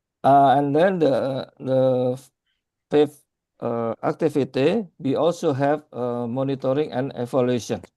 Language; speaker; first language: English; non-native, learner; Indonesian